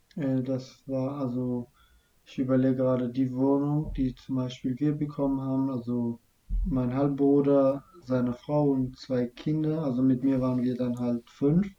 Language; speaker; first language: German; non-native, fluent; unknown